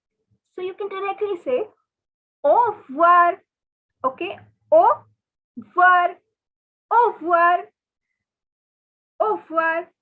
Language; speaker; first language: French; non-native, fluent; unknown